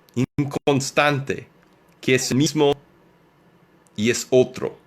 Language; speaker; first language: Spanish; non-native, learner; English